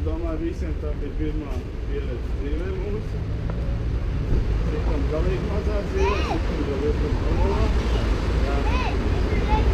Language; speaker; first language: Latvian; native; Latvian